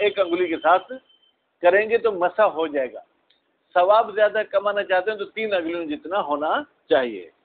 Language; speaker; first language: Urdu; non-native, local second language; Sindhi